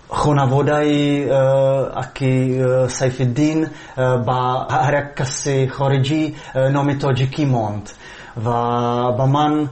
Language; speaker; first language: Persian; non-native, fluent; Czech